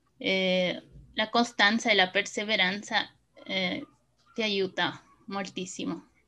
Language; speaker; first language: Italian; non-native, learner; Spanish